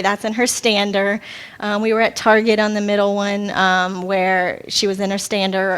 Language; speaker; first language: English; native; English